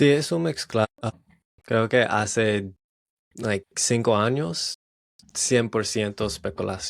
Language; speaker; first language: Spanish; non-native, learner; English